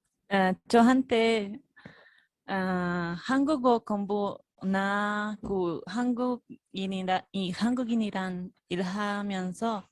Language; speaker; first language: Korean; non-native, fluent; Spanish